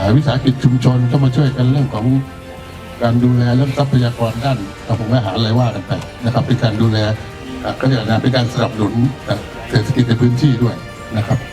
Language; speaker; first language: Thai; native; Thai